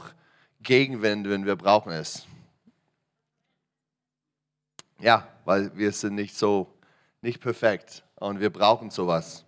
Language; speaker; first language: German; non-native, learner; English